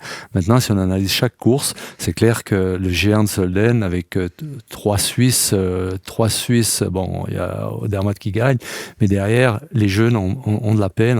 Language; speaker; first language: French; native; French